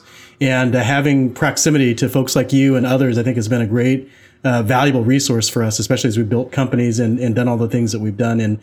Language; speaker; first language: English; native; English